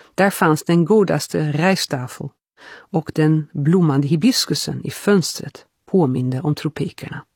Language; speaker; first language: Swedish; early bilingual, heritage; Swedish